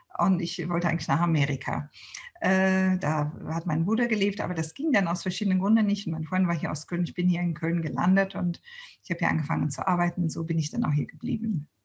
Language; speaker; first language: German; non-native, fluent; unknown